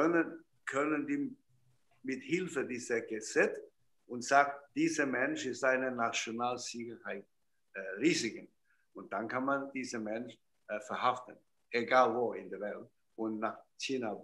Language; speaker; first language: German; non-native, fluent; Chinese